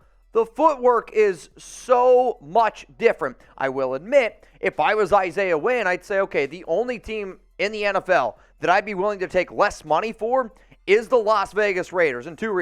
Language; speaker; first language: English; native; English